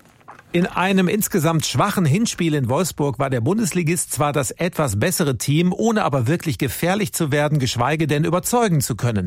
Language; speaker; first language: German; native; German